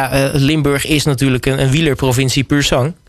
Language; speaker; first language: Dutch; native; Dutch